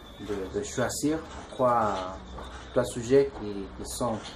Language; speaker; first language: French; non-native, learner; Spanish